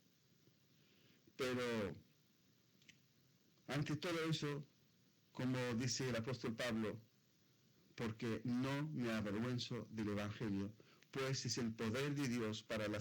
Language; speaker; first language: Spanish; non-native, fluent; Arabic